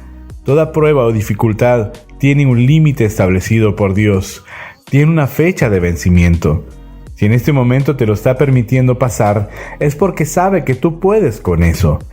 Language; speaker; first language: Spanish; native; Spanish